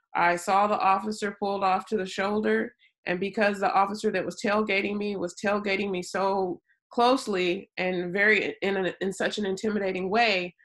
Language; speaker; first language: English; native; English